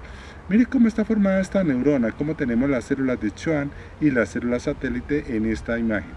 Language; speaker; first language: Spanish; native; Spanish